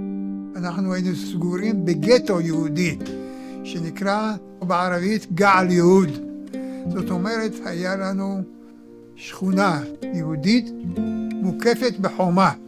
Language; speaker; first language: Hebrew; early bilingual, other home language; Arabic